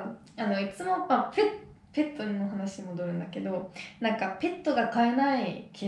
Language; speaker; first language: Japanese; non-native, fluent; Italian